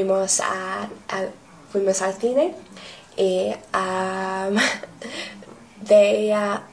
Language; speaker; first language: Spanish; non-native, learner; English